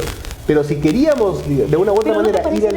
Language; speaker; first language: Spanish; native; Spanish